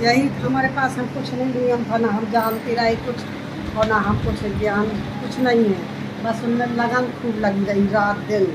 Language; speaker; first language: Hindi; native; Hindi